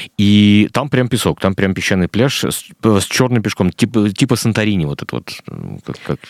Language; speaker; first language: Russian; native; Russian